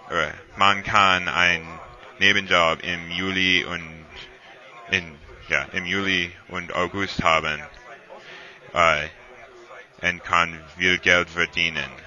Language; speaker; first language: German; non-native, learner; English